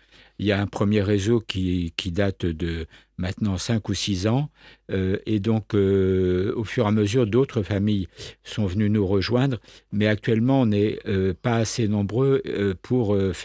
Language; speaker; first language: French; native; French